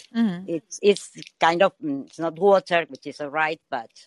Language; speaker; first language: English; non-native, learner; Spanish